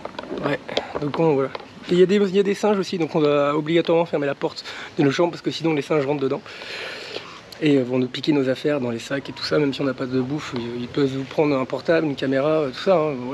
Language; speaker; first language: French; native; French